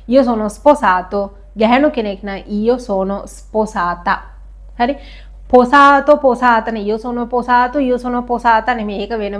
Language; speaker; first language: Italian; non-native, fluent; Sinhala